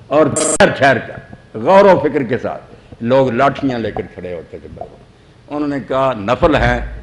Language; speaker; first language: Urdu; non-native, local second language; Punjabi